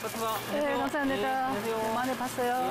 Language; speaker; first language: Korean; non-native, fluent; Mongolian